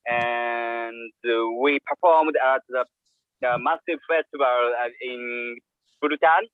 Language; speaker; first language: English; non-native, learner; Japanese